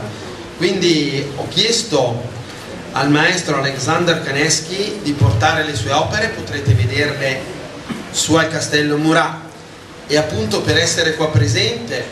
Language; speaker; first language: Italian; native; Italian